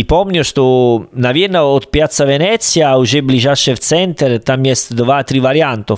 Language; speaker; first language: Russian; non-native, learner; Italian